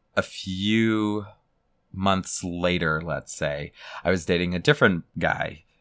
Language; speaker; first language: English; native; English